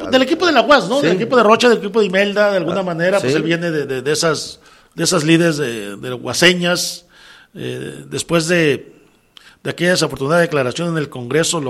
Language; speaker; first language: Spanish; native; Spanish